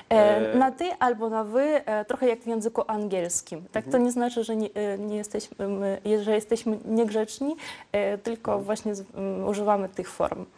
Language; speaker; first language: Polish; non-native, local second language; Ukrainian